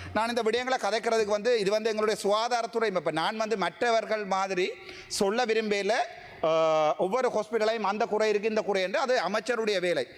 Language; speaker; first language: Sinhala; non-native, local second language; Tamil